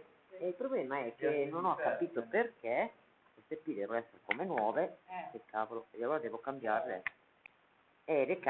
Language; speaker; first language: Italian; native; Italian